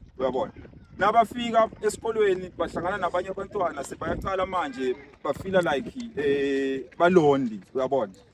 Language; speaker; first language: Zulu; native; Zulu